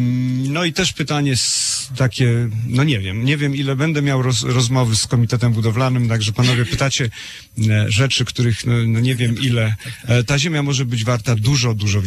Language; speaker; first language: Polish; native; Polish